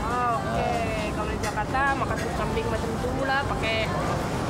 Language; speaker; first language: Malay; non-native, local second language; Indonesian